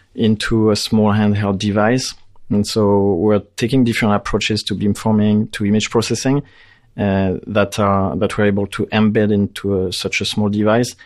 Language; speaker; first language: English; non-native, fluent; French